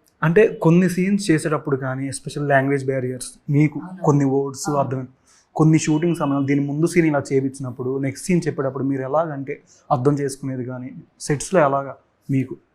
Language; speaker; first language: Telugu; native; Telugu